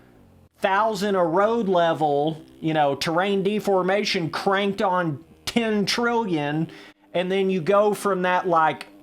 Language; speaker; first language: English; native; English